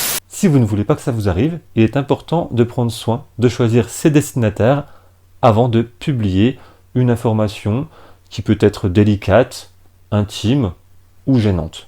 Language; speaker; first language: French; native; French